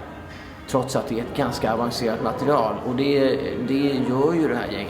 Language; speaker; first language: Swedish; native; Swedish